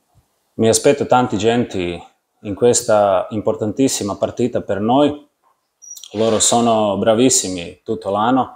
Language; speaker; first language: Italian; non-native, learner; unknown